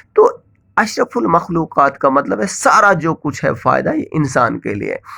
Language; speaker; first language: Urdu; non-native, local second language; Kashmiri